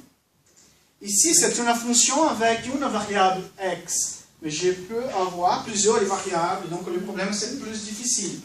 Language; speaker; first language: French; non-native, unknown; Portuguese